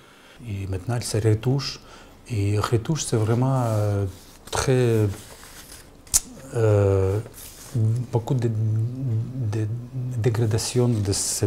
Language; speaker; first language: French; non-native, learner; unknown